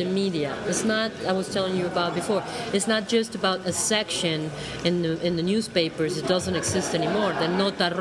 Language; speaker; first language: English; non-native, fluent; Spanish